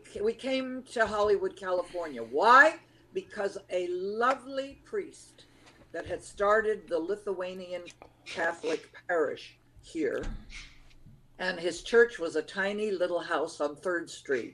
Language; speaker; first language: English; early bilingual, other home language; Lithuanian